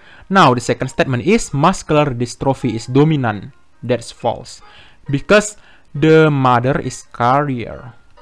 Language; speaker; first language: English; non-native, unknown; Indonesian